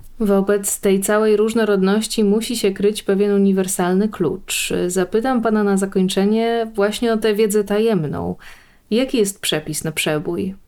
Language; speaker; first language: Polish; native; Polish